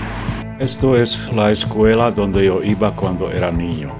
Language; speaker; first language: Spanish; non-native, fluent; Czech